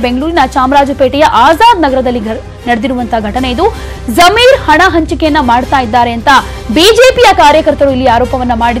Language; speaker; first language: Kannada; native; Kannada